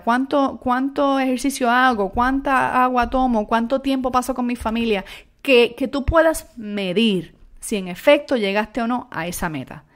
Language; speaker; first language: Spanish; native; Spanish